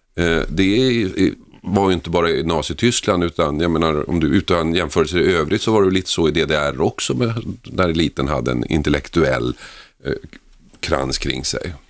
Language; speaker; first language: Swedish; native; Swedish